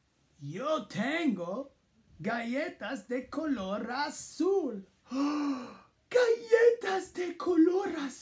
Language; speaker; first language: Spanish; non-native, fluent; English